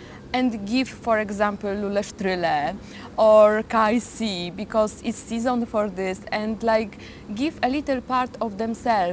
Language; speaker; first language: English; non-native, fluent; Polish